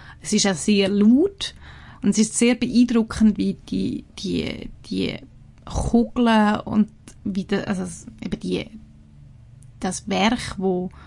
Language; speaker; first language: German; native; German